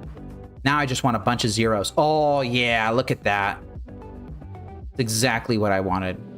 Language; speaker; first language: English; native; English